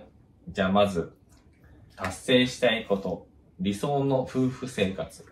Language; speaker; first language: Japanese; native; Japanese